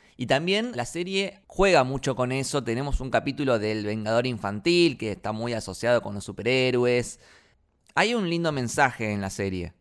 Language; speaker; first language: Spanish; native; Spanish